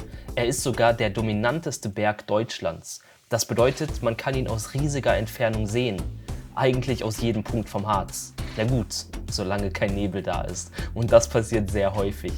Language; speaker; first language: German; native; German